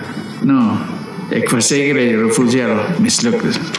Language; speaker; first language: Dutch; non-native, local second language; Minangkabau